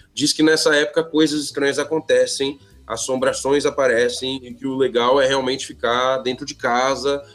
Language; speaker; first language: Portuguese; native; Portuguese